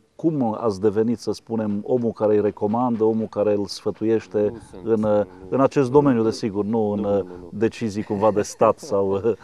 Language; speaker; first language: Romanian; native; Romanian